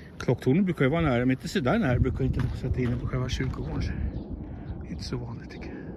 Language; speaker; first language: Swedish; native; Swedish